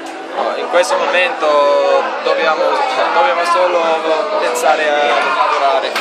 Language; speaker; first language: Italian; non-native, fluent; English